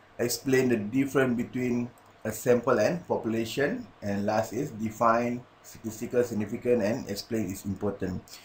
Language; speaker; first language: English; non-native, local second language; Malay